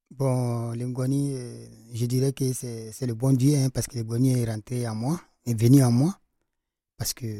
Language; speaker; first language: French; non-native, local second language; Fula